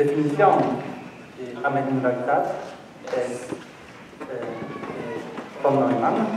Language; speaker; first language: Spanish; non-native, learner; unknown